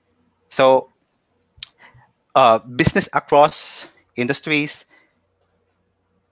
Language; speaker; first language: English; non-native, local second language; Cebuano